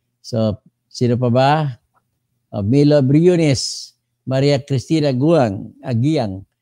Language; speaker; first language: Filipino; native; Filipino